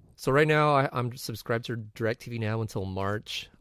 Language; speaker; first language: English; native; English